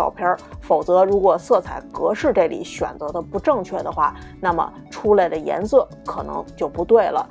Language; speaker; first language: Chinese; native; Chinese